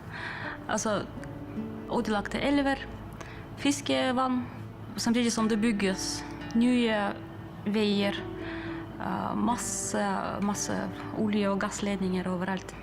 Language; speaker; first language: Norwegian; non-native, fluent; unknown